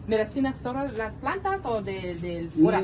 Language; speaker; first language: Spanish; non-native, learner; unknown